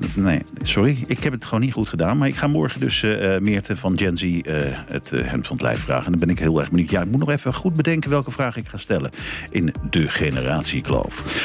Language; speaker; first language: Dutch; native; Dutch